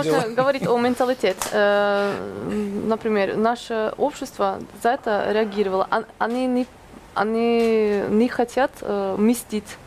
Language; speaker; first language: Russian; non-native, fluent; Norwegian